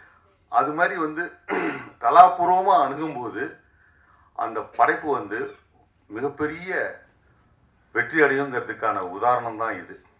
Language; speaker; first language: Tamil; native; Tamil